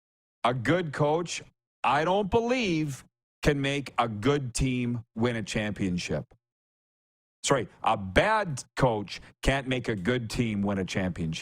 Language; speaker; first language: English; native; English